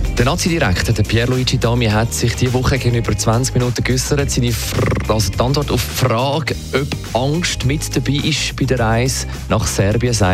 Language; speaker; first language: German; native; German